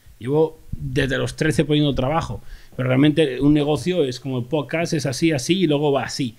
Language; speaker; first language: Spanish; native; Spanish